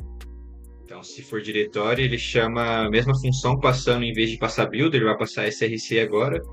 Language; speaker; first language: Portuguese; native; Portuguese